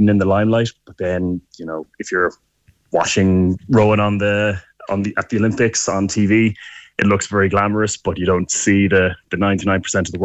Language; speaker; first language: English; native; English